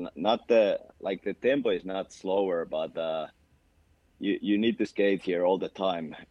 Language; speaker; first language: English; non-native, fluent; Finnish